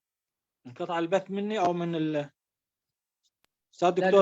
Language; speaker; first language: Arabic; native; Arabic